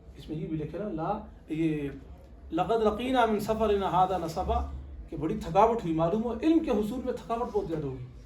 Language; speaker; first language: Urdu; non-native, local second language; Pashto